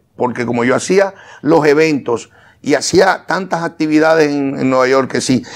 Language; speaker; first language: Spanish; native; Spanish